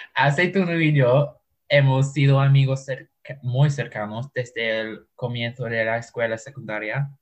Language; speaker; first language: Spanish; non-native, learner; English